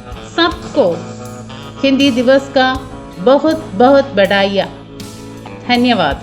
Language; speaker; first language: Hindi; non-native, local second language; Malayalam